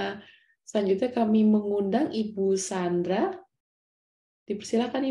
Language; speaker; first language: Indonesian; native; Indonesian